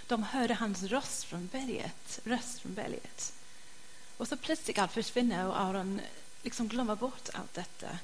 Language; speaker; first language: Swedish; non-native, fluent; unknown